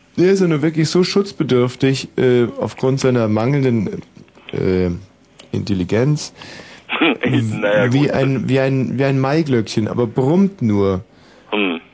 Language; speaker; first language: German; native; German